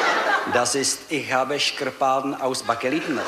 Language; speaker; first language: German; non-native, learner; Czech